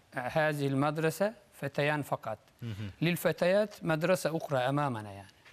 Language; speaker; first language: Arabic; non-native, fluent; Turkish